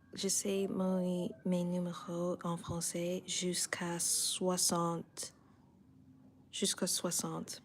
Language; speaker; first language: French; non-native, learner; English